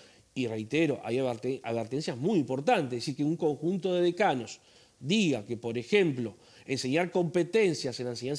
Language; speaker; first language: Spanish; native; Spanish